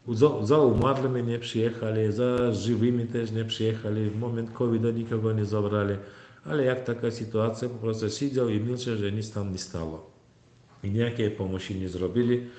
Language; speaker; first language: Polish; non-native, fluent; Turkmen